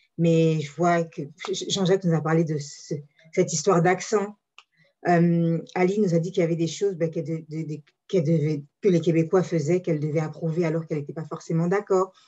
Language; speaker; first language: French; early bilingual, other home language; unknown